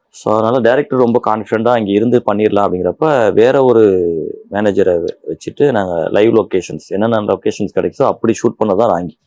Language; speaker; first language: Tamil; native; Tamil